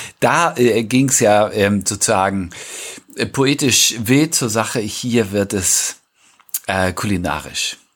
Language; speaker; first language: German; native; German